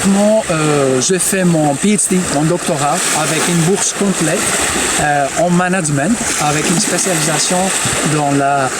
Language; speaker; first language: French; non-native, fluent; Greek